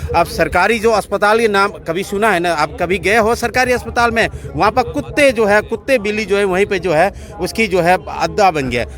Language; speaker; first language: Hindi; non-native, local second language; Manipuri